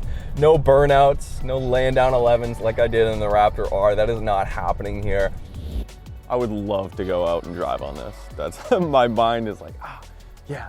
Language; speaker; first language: English; native; English